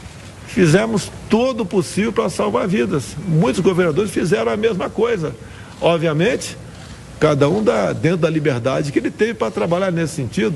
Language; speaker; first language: Portuguese; native; Portuguese